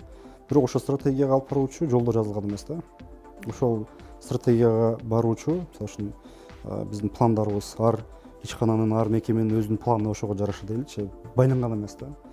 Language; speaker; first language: Kyrgyz; native; Kyrgyz